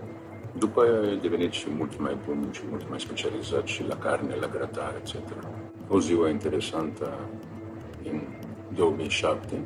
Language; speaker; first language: Romanian; non-native, learner; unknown